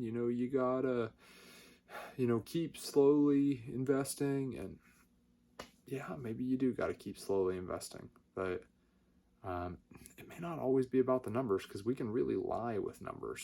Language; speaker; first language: English; native; English